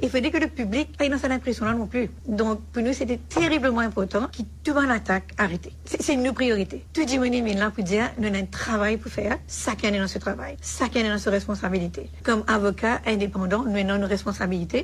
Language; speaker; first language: French; non-native, local second language; Morisyen